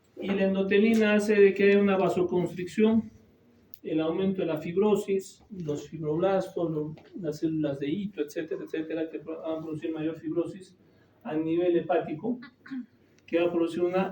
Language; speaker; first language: Spanish; native; Spanish